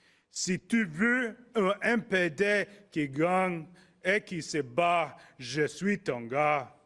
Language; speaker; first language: French; non-native, learner; English